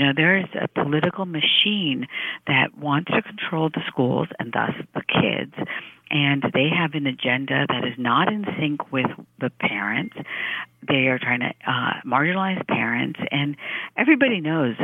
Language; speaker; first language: English; early bilingual, other home language; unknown